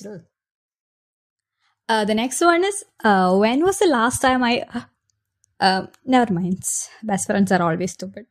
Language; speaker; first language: English; non-native, local second language; Malayalam